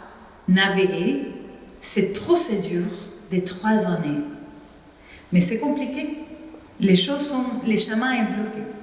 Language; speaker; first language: French; non-native, fluent; Spanish